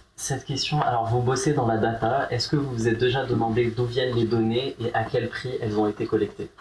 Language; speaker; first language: French; native; French